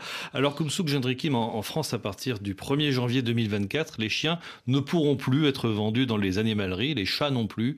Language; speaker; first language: French; native; French